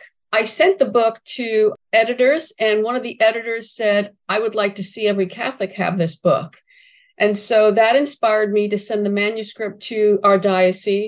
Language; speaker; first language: English; native; English